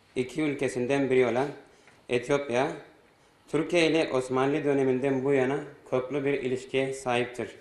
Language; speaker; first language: Turkish; non-native, fluent; Amharic